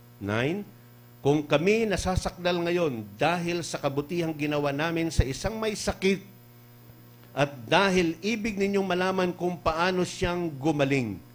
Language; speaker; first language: Filipino; non-native, local second language; Cebuano